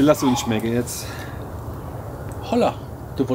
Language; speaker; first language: German; native; German